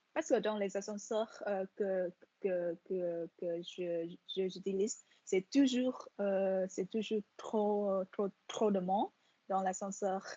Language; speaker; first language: French; non-native, fluent; Vietnamese